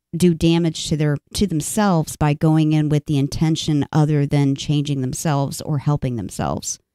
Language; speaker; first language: English; native; English